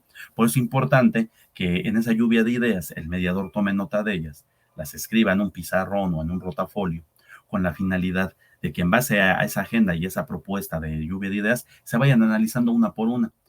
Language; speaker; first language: Spanish; native; Spanish